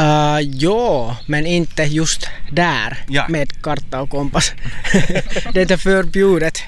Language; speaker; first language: Swedish; non-native, learner; Finnish